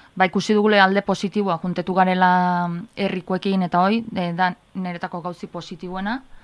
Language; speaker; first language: Basque; native; Basque